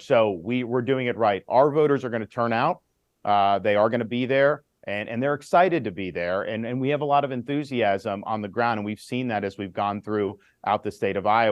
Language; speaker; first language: English; native; English